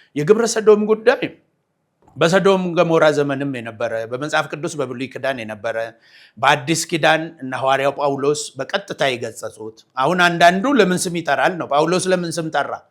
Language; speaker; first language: Amharic; non-native, local second language; Oromo